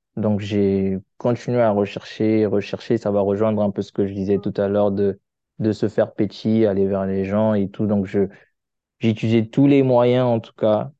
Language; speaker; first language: French; non-native, local second language; Lingala